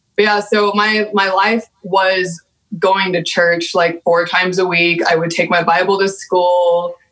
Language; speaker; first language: English; native; English